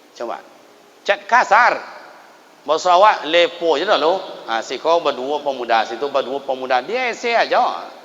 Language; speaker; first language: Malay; non-native, local second language; Minangkabau